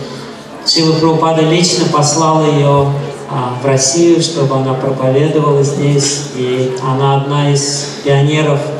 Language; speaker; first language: Russian; native; Russian